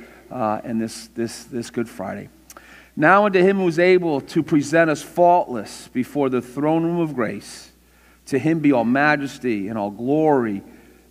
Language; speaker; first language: English; native; English